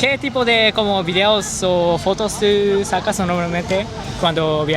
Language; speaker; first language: Spanish; non-native, learner; Japanese